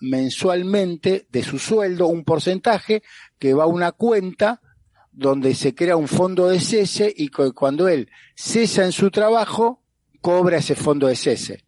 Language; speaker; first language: Spanish; native; Spanish